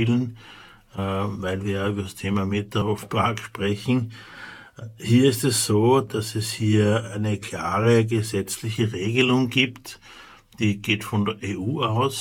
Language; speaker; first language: German; native; German